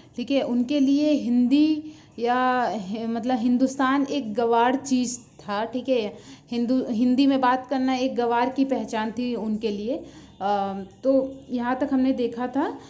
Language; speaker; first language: Hindi; native; Hindi